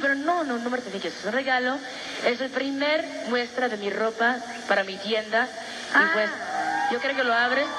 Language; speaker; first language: Spanish; early bilingual, heritage; English